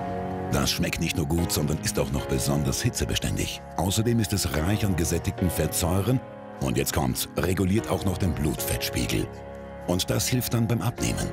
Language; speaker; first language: German; native; German